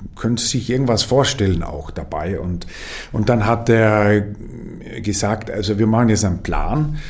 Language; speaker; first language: German; non-native, fluent; Danish